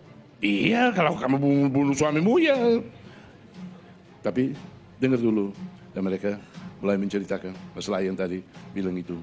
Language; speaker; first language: Indonesian; non-native, fluent; Tetum